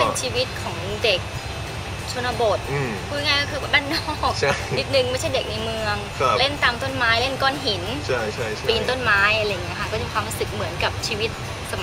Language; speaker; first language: Thai; native; Thai